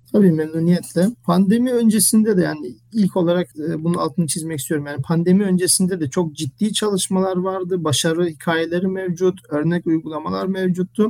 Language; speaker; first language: Turkish; early bilingual, heritage; Turkish